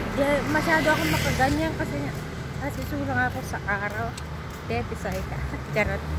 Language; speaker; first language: Filipino; non-native, local second language; Iloko